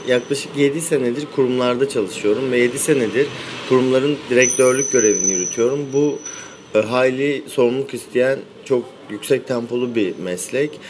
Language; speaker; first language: Turkish; native; Turkish